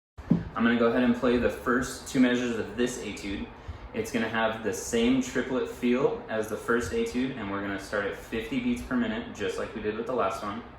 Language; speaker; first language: English; native; English